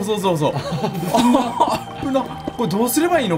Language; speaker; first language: Japanese; native; Japanese